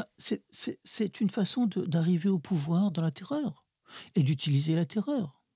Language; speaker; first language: French; early bilingual, other home language; Russian